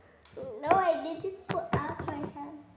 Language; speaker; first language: English; non-native, learner; Indonesian